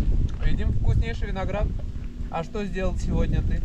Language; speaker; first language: Russian; native; Russian